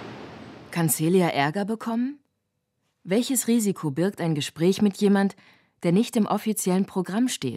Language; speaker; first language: German; native; German